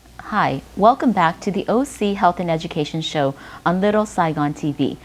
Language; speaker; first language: English; early bilingual, other home language; Vietnamese